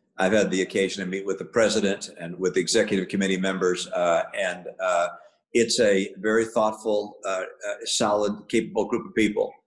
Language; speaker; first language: English; native; English